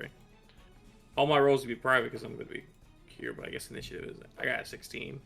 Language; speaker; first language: English; native; English